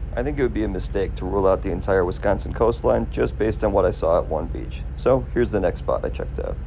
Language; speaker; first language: English; native; English